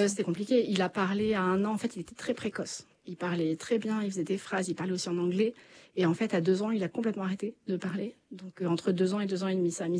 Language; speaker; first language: French; native; French